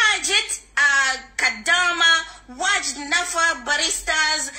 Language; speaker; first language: Arabic; non-native, learner; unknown